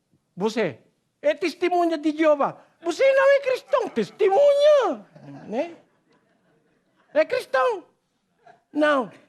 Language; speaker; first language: Portuguese; non-native, learner; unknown